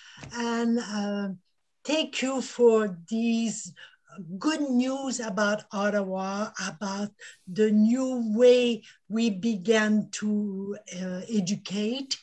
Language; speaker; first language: English; non-native, local second language; French